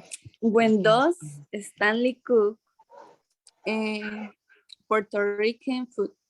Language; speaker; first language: English; non-native, learner; Spanish